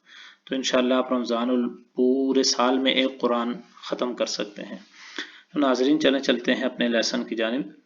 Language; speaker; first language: Urdu; native; Urdu